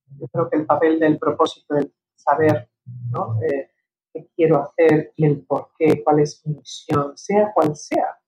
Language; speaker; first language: Spanish; early bilingual, heritage; Spanish